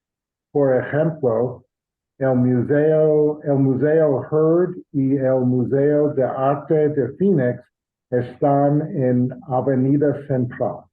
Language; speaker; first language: Spanish; non-native, learner; English